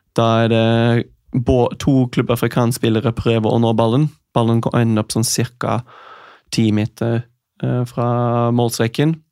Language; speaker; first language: Norwegian; non-native, fluent; German